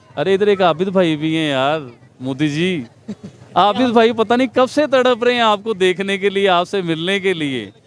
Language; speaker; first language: Urdu; non-native, local second language; Punjabi